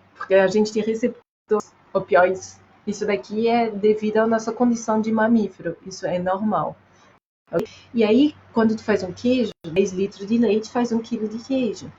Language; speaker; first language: Portuguese; non-native, fluent; French